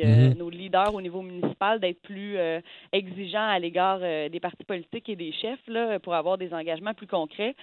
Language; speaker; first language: French; native; French